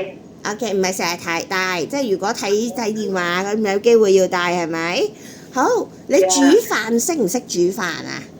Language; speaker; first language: Cantonese; native; Cantonese